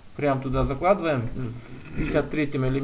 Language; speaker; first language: Russian; native; Russian